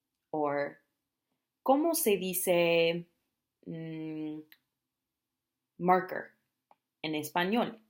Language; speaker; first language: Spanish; non-native, fluent; English